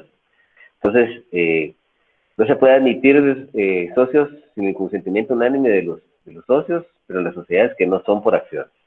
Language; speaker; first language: Spanish; native; Spanish